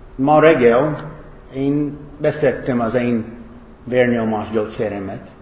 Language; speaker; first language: Hungarian; non-native, fluent; English